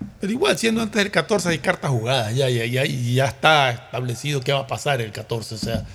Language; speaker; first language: Spanish; native; Spanish